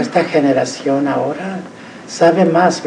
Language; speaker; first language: Spanish; early bilingual, heritage; Spanish